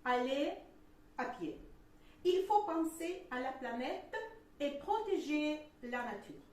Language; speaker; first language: French; non-native, fluent; Russian